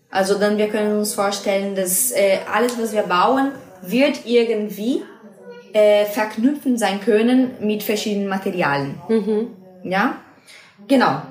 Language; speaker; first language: German; non-native, fluent; Portuguese